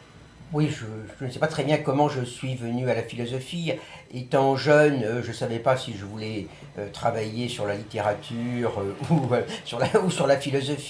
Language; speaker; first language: French; native; French